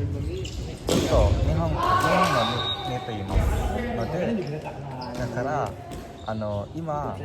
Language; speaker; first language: Japanese; non-native, learner; Indonesian